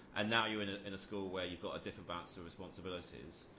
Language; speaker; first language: English; native; English